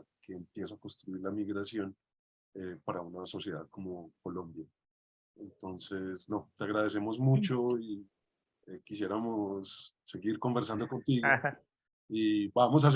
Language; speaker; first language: Spanish; native; Spanish